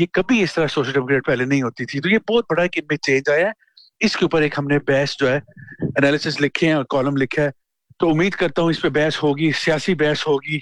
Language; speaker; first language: Urdu; native; Urdu